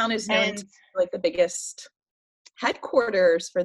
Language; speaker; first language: English; early bilingual, other home language; French